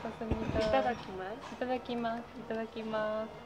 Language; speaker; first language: Korean; non-native, learner; Japanese